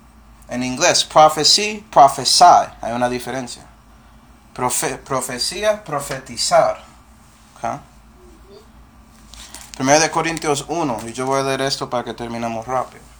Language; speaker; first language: Spanish; non-native, fluent; English